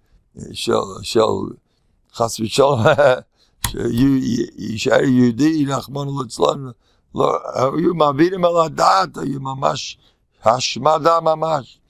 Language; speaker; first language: Hebrew; non-native, fluent; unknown